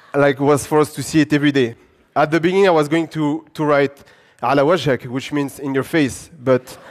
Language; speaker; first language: English; non-native, fluent; French